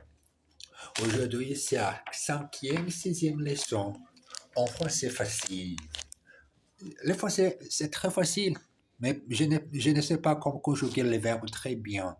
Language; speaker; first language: French; non-native, learner; Portuguese